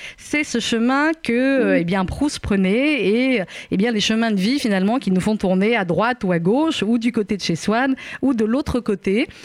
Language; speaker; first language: French; native; French